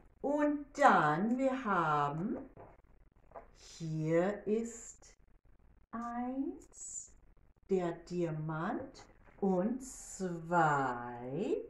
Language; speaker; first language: German; non-native, learner; English